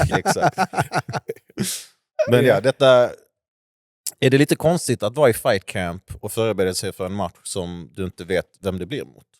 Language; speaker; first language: Swedish; native; Swedish